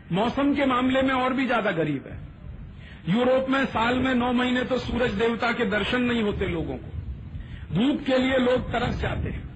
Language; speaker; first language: Hindi; native; Hindi